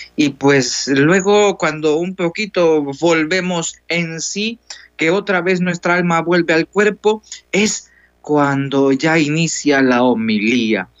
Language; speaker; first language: Spanish; native; Spanish